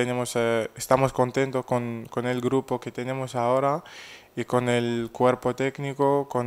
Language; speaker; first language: Spanish; non-native, fluent; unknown